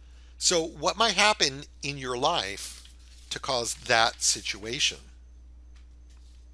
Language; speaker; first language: English; native; English